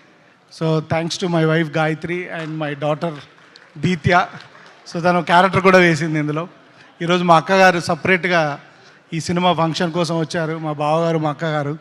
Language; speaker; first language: Telugu; native; Telugu